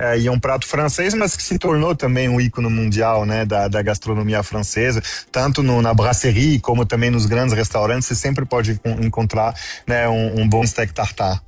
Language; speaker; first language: Portuguese; non-native, fluent; French